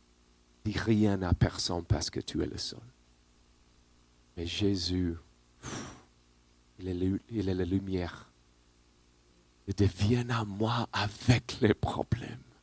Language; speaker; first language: French; non-native, learner; English